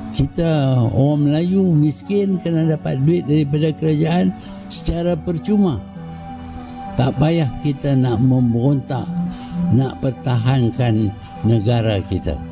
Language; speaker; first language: Malay; native; Malay